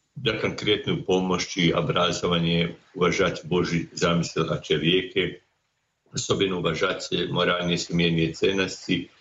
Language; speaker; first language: Ukrainian; non-native, learner; Croatian